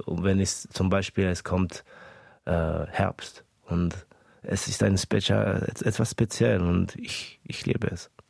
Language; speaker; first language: German; early bilingual, other home language; Estonian